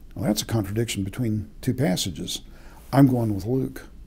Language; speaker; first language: English; native; English